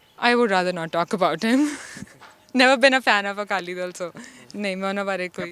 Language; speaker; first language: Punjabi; early bilingual, heritage; Punjabi